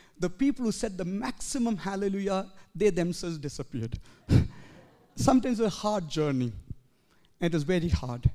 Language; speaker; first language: English; non-native, local second language; Malayalam